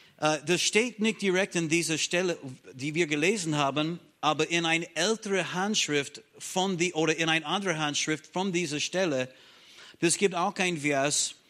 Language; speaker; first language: German; non-native, fluent; English